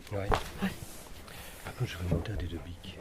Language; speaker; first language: French; native; French